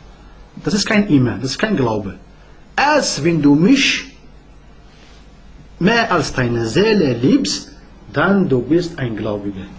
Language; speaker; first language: German; non-native, learner; Arabic